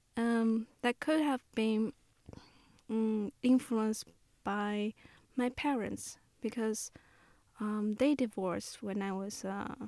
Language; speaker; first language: English; non-native, fluent; Chinese